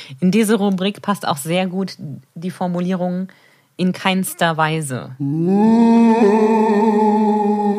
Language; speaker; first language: German; native; German